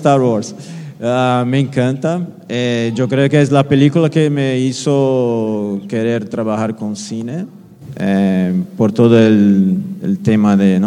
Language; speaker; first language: Spanish; non-native, fluent; Portuguese